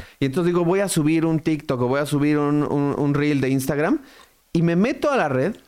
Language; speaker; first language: Spanish; native; Spanish